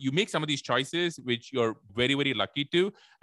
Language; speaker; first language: English; non-native, local second language; Tamil